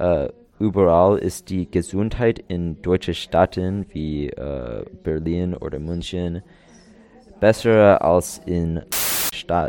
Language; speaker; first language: German; non-native, learner; English